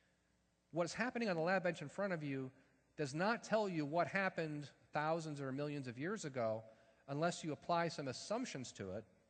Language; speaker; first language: English; native; English